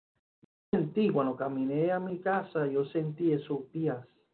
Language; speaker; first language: Spanish; early bilingual, heritage; Spanish